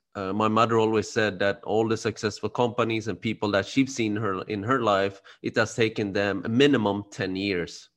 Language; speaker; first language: English; early bilingual, other home language; Khmer